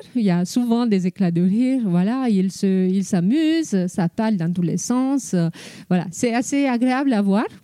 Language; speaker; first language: French; non-native, fluent; Romanian